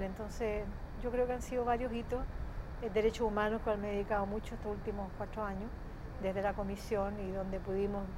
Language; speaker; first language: Spanish; native; Spanish